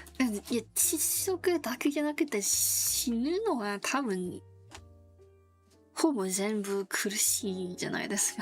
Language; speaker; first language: Japanese; non-native, learner; Korean